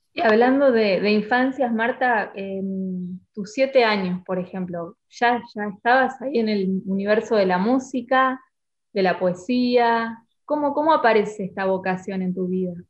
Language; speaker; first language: Spanish; native; Spanish